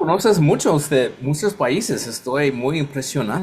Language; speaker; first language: Spanish; non-native, learner; English